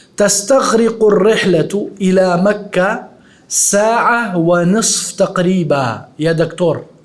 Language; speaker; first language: Arabic; non-native, fluent; Urdu